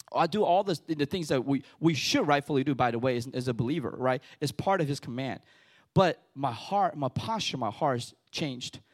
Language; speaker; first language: English; early bilingual, other home language; Chinese